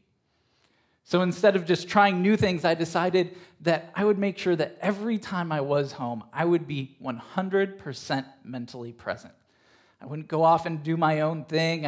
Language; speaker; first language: English; native; English